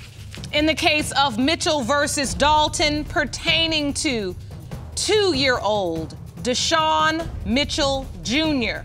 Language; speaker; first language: English; native; English